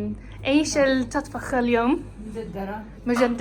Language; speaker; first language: Arabic; non-native, learner; English